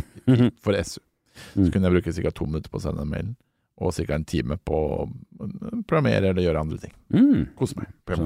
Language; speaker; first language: Norwegian; native; Norwegian